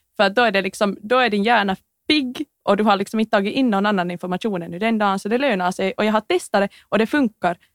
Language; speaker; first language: Swedish; native; Swedish